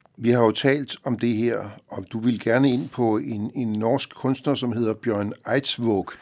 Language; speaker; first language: Danish; native; Danish